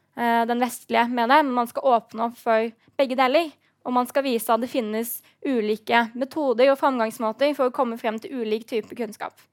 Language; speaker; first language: Norwegian; native; Norwegian